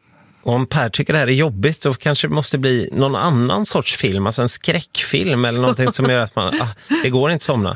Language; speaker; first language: Swedish; native; Swedish